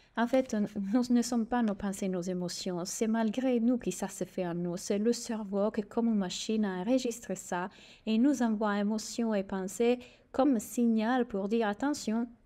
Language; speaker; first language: French; native; French